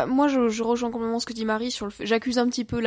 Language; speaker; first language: French; native; French